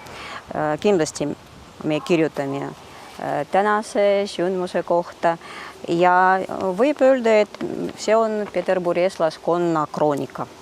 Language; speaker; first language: Estonian; early bilingual, heritage; Russian